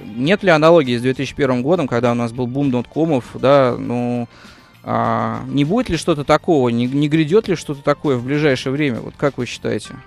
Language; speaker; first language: Russian; native; Russian